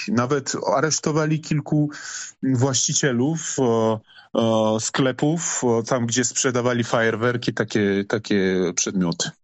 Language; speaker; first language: Polish; non-native, fluent; Georgian